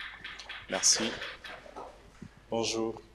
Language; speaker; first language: French; non-native, local second language; Swahili